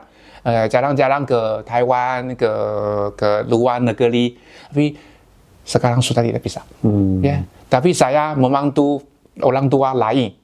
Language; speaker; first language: Indonesian; non-native, learner; Chinese